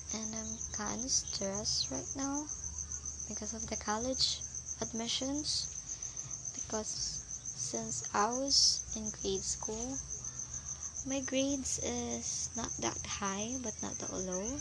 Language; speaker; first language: English; non-native, local second language; Filipino